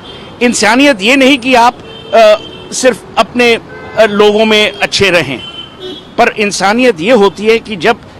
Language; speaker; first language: Hindi; native; Hindi